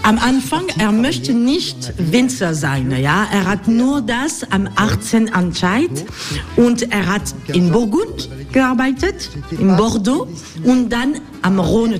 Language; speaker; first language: German; non-native, learner; French